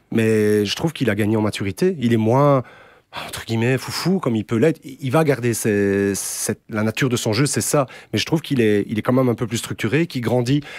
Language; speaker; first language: French; native; French